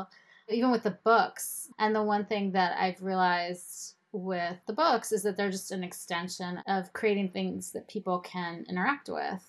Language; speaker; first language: English; native; English